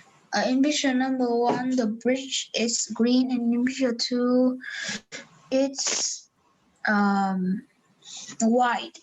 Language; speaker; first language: English; non-native, learner; Vietnamese